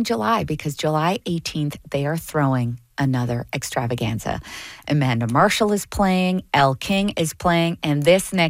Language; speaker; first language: English; native; English